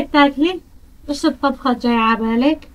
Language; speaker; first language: Arabic; non-native, local second language; Kurdish